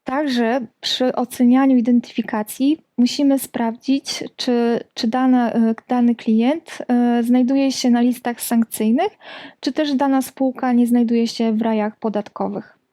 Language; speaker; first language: Polish; native; Polish